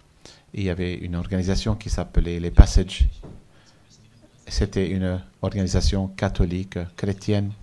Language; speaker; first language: French; non-native, fluent; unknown